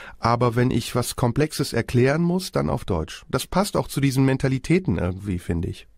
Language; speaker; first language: German; early bilingual, other home language; Turkish